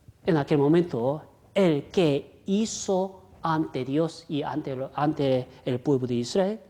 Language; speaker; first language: Spanish; non-native, fluent; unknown